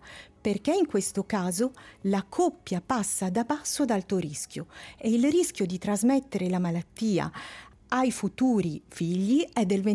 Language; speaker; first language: Italian; native; Italian